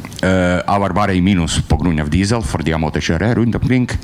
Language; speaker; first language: Norwegian; non-native, learner; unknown